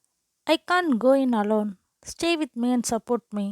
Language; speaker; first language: English; non-native, local second language; Tamil